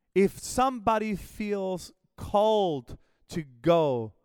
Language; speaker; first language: English; non-native, fluent; Spanish